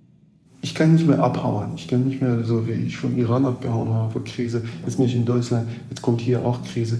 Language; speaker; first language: German; non-native, fluent; Persian